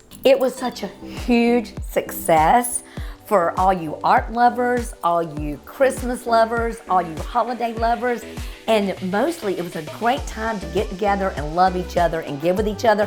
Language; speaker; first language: English; native; English